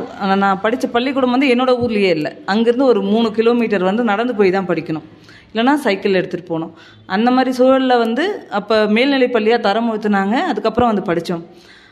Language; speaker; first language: Tamil; native; Tamil